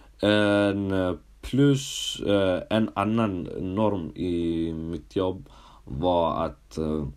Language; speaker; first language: Swedish; early bilingual, other home language; Somali